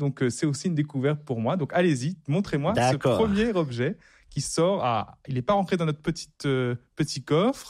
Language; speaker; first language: French; native; French